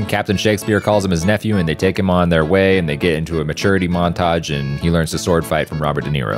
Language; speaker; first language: English; native; English